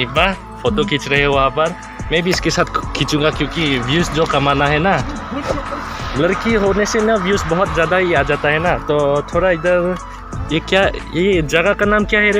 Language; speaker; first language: Hindi; non-native, learner; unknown